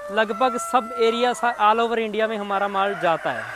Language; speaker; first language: Hindi; native; Hindi